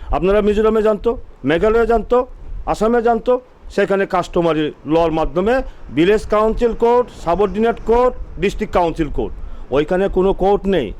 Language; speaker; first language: Bangla; non-native, local second language; Chakma